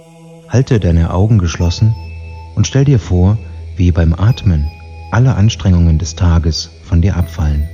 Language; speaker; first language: German; native; German